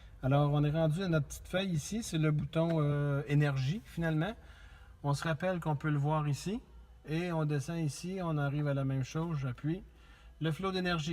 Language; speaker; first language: French; native; French